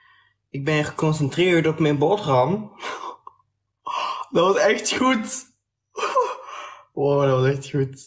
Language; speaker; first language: Dutch; non-native, local second language; French